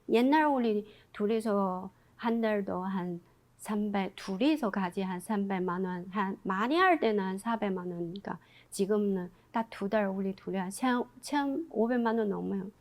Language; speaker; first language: Korean; non-native, learner; Chinese